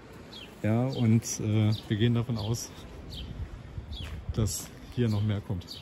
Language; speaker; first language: German; native; German